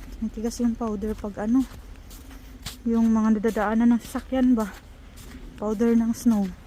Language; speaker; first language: Filipino; native; Filipino